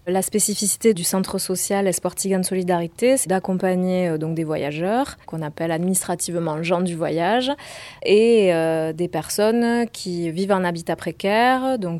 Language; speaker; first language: French; native; French